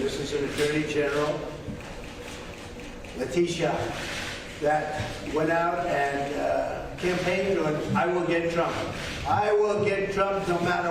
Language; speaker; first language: English; native; English